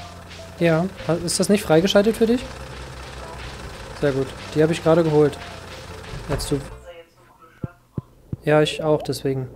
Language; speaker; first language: German; native; German